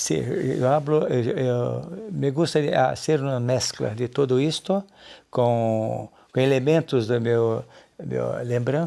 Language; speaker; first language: Spanish; non-native, learner; Portuguese